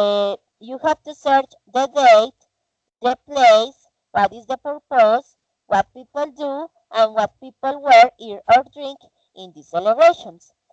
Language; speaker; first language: English; non-native, fluent; Spanish